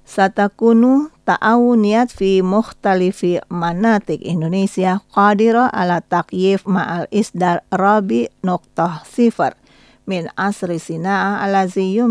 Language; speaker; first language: Arabic; non-native, fluent; Indonesian